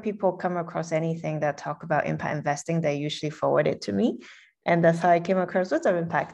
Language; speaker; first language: English; non-native, local second language; Cantonese